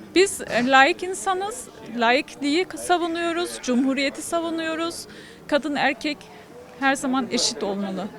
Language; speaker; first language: Turkish; native; Turkish